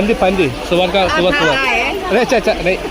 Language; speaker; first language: Hindi; non-native, local second language; Telugu